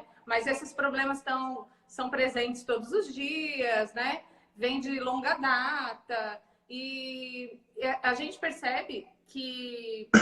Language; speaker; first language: Portuguese; native; Portuguese